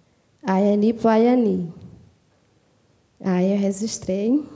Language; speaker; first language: Portuguese; non-native, local second language; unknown